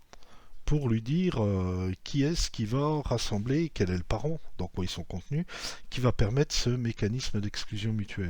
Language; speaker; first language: French; native; French